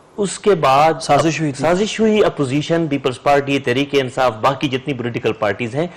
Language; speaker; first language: Urdu; non-native, local second language; Pashto